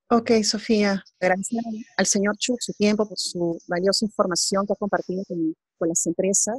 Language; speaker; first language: Spanish; native; Spanish